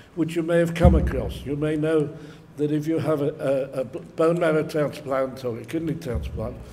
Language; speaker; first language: English; native; English